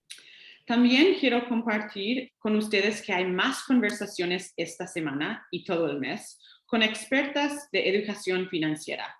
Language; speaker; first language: Spanish; non-native, fluent; English